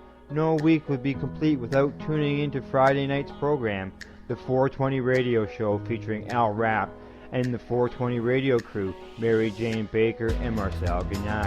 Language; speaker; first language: English; native; English